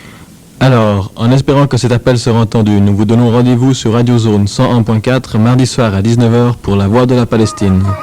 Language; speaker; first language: French; native; French